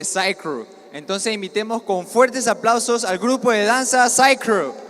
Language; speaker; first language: Spanish; non-native, fluent; Korean